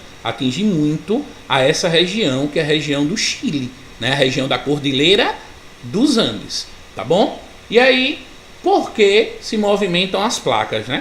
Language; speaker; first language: Portuguese; native; Portuguese